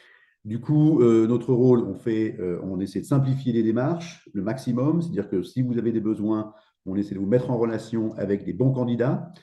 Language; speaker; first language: French; native; French